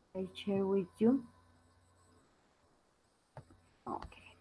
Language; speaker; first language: English; non-native, learner; Spanish